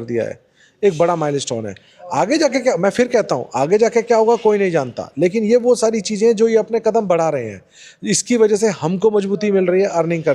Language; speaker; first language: Hindi; native; Hindi